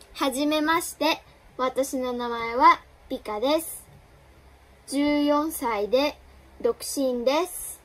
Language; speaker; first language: Japanese; non-native, learner; Filipino